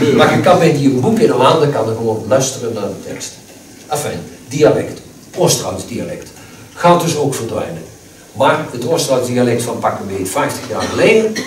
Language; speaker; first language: Dutch; native; Dutch